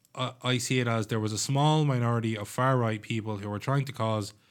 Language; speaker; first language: English; native; English